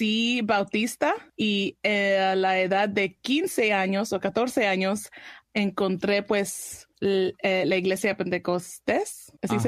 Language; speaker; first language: Spanish; early bilingual, heritage; Spanish